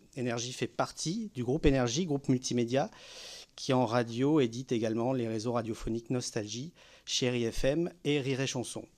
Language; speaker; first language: French; native; French